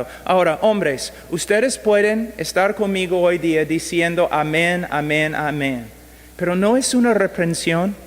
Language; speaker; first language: Spanish; non-native, fluent; English